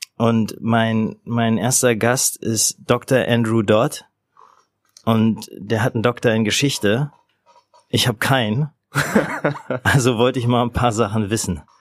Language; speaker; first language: German; native; German